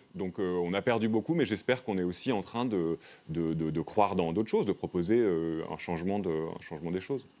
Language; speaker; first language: French; native; French